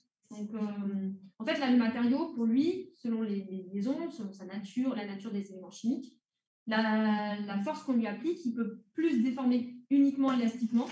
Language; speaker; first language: French; native; French